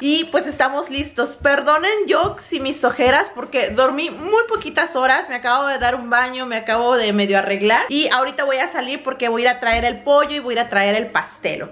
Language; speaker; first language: Spanish; native; Spanish